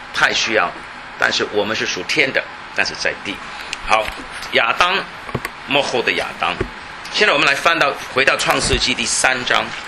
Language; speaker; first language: Chinese; non-native, local second language; Cantonese